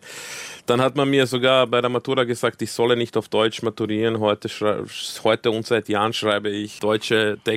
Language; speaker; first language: German; early bilingual, other home language; Croatian